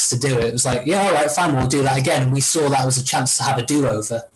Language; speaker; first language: English; native; English